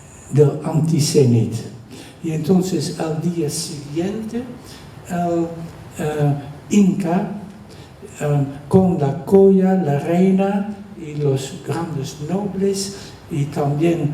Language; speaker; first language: Spanish; non-native, fluent; Dutch